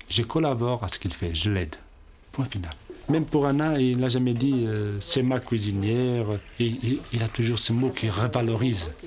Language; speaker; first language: French; non-native, fluent; Portuguese